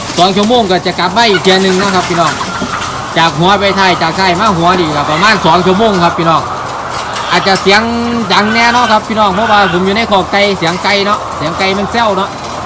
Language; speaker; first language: Thai; native; Thai